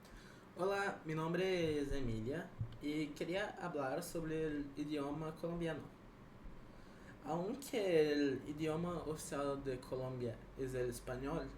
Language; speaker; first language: Spanish; non-native, learner; Portuguese